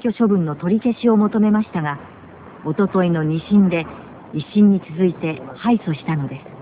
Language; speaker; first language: Japanese; native; Japanese